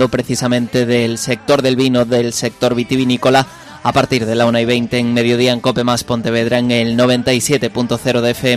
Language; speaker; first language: Spanish; native; Spanish